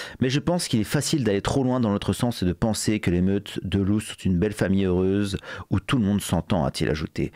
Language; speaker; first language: French; native; French